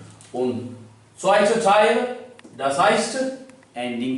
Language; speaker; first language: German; non-native, learner; Hindi